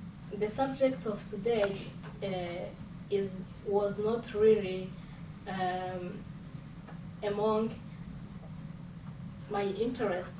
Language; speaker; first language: English; non-native, local second language; Kinyarwanda